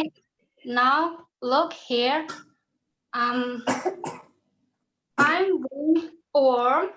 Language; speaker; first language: English; non-native, learner; Indonesian